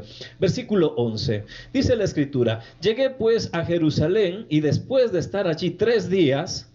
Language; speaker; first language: Spanish; native; Spanish